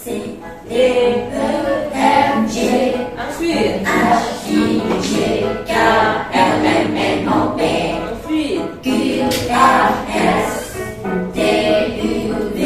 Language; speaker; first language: French; non-native, fluent; Indonesian